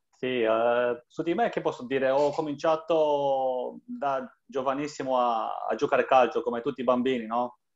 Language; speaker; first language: Italian; non-native, fluent; Romanian